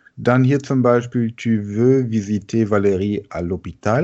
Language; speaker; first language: French; non-native, learner; German